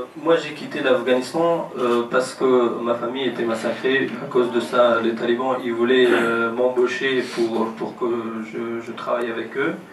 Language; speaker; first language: French; non-native, fluent; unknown